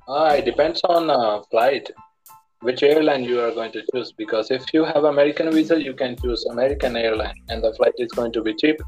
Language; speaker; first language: English; non-native, local second language; Punjabi